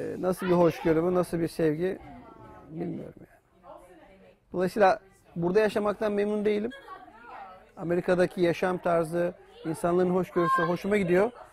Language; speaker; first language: Turkish; native; Turkish